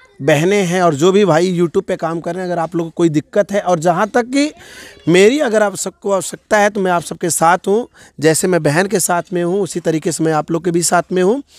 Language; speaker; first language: Hindi; native; Hindi